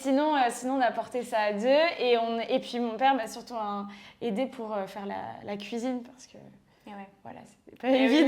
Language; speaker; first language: French; native; French